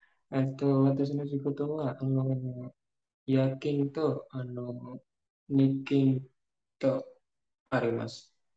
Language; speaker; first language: Japanese; non-native, learner; Javanese